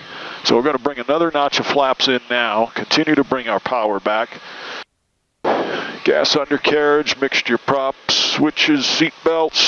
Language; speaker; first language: English; native; English